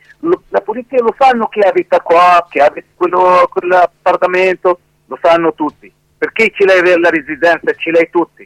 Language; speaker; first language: Italian; non-native, learner; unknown